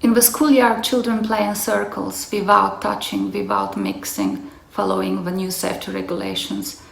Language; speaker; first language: English; non-native, fluent; Romanian